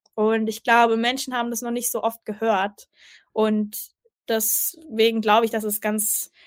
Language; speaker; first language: German; native; German